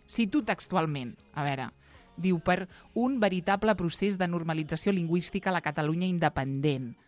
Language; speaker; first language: Catalan; native; Catalan